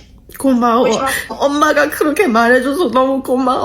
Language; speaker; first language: Korean; early bilingual, heritage; Korean